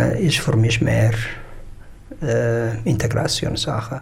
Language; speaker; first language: German; non-native, learner; Tigrinya